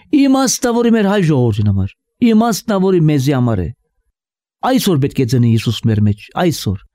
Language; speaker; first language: Armenian; early bilingual, heritage; Armenian